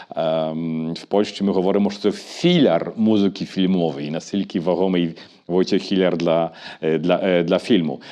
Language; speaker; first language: Ukrainian; early bilingual, heritage; Ukrainian